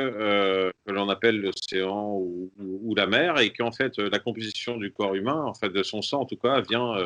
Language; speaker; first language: French; native; French